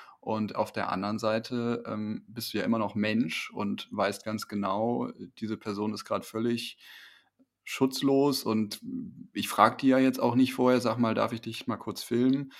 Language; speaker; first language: German; native; German